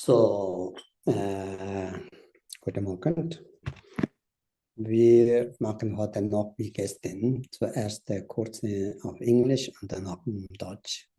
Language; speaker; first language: German; non-native, learner; Tibetan